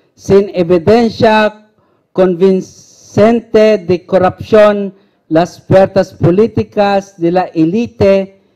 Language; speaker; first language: Spanish; non-native, learner; Filipino